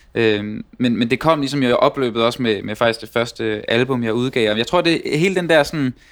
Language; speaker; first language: Danish; native; Danish